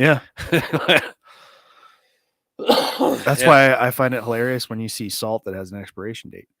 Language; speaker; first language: English; native; English